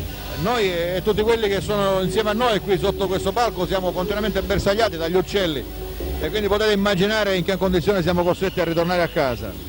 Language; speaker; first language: Italian; native; Italian